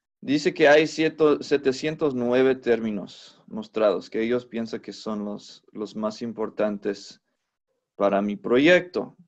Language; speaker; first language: Spanish; non-native, fluent; English